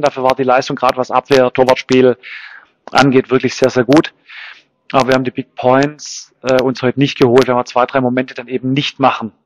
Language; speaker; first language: German; native; German